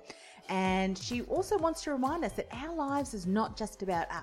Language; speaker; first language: English; native; English